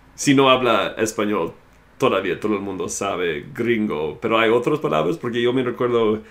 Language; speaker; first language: Spanish; non-native, fluent; English